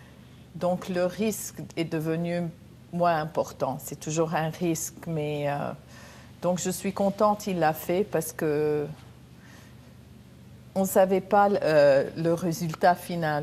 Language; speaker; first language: French; non-native, local second language; Arabic